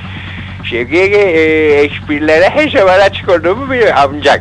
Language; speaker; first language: Turkish; native; Turkish